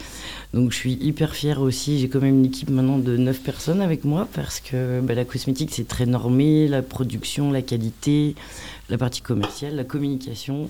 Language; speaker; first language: French; native; French